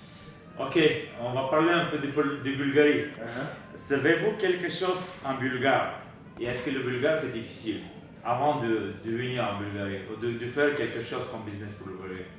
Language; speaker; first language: French; non-native, learner; Bulgarian